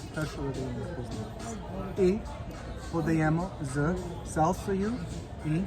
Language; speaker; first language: Ukrainian; non-native, learner; English